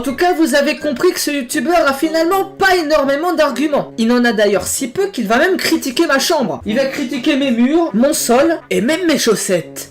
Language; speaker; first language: French; native; French